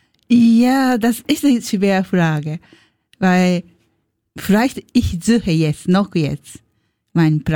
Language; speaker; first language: German; non-native, learner; Japanese